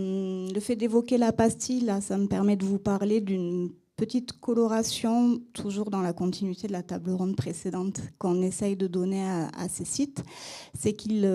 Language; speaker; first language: French; native; French